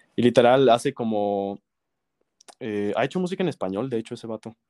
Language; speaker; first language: Spanish; native; Spanish